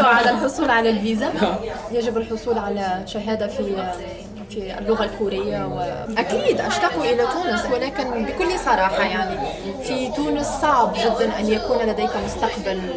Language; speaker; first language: Arabic; native; Arabic